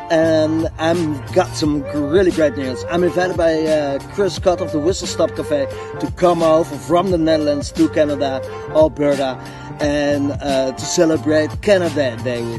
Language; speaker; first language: English; non-native, fluent; Dutch